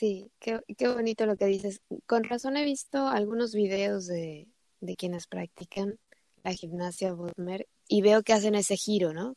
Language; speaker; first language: Spanish; native; Spanish